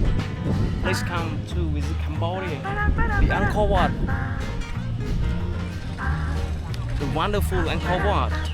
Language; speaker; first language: English; non-native, learner; Khmer